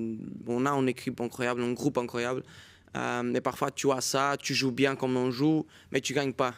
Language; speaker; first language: French; non-native, fluent; Portuguese